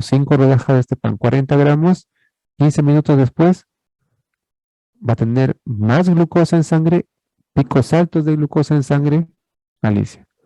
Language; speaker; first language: Spanish; native; Spanish